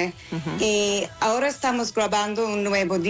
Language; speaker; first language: Spanish; non-native, fluent; English